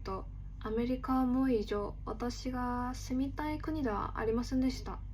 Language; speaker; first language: Japanese; non-native, learner; Korean